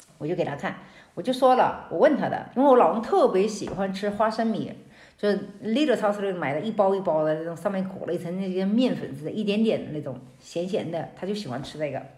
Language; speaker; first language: Chinese; native; Chinese